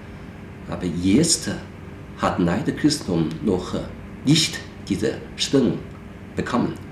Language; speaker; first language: German; non-native, fluent; Chinese